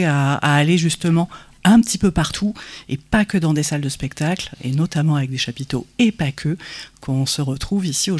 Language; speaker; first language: French; native; French